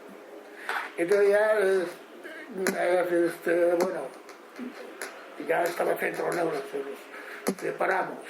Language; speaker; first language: Spanish; non-native, learner; Japanese